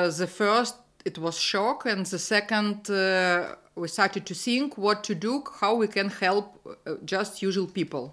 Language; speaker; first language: English; non-native, learner; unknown